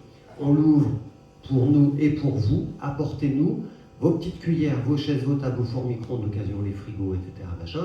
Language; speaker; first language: French; native; French